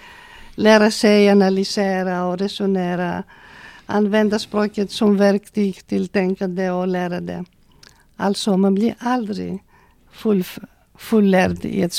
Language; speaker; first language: Swedish; non-native, fluent; Greek